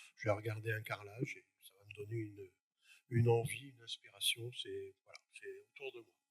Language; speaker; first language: French; native; French